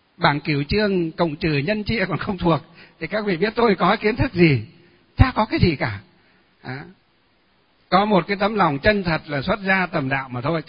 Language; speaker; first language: Vietnamese; non-native, local second language; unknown